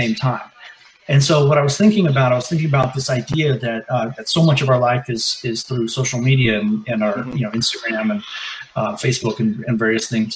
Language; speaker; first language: English; native; English